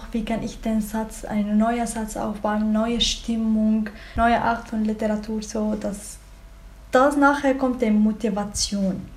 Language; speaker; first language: German; non-native, learner; Arabic